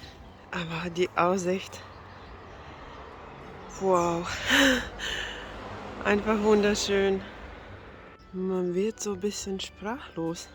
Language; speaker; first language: German; non-native, fluent; Finnish